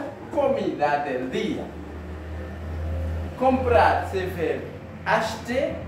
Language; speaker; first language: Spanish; non-native, learner; Haitian Creole